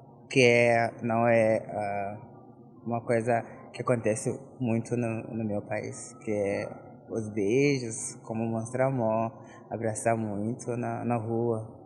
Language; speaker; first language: Portuguese; non-native, fluent; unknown